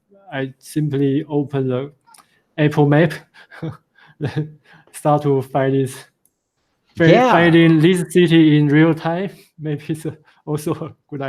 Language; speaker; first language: English; non-native, fluent; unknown